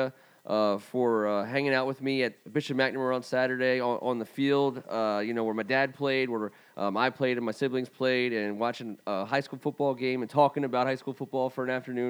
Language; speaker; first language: English; native; English